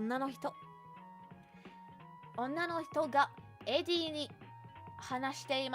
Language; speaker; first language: Japanese; non-native, learner; English